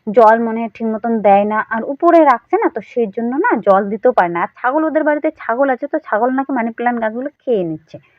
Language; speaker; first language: Bangla; non-native, local second language; Rangpuri